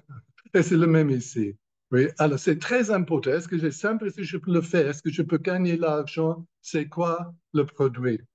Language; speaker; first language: French; non-native, learner; English